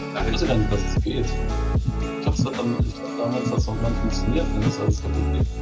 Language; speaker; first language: German; native; German